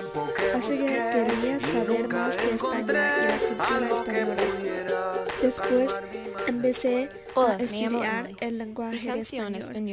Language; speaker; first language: Spanish; non-native, learner; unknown